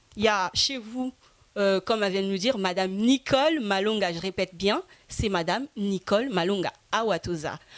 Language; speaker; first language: French; early bilingual, other home language; Lingala